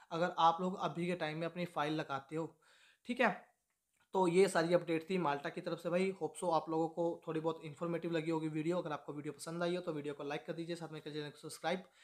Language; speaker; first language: Hindi; native; Hindi